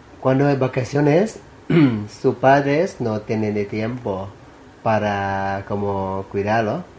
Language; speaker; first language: Spanish; non-native, learner; Thai